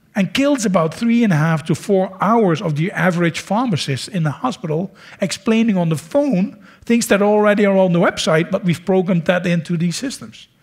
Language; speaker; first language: English; non-native, fluent; Dutch